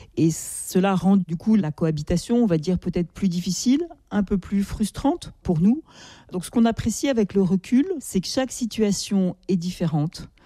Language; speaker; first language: French; native; French